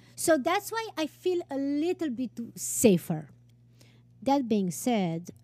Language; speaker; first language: English; non-native, fluent; Romanian